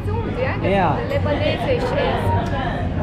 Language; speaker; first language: German; non-native, learner; Turkish